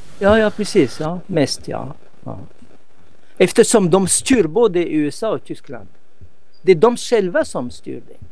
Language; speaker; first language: Swedish; non-native, fluent; Arabic